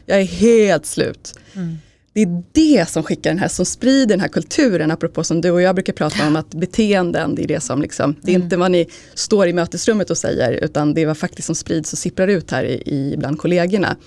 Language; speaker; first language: Swedish; native; Swedish